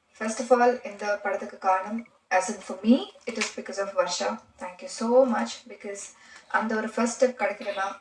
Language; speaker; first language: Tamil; non-native, learner; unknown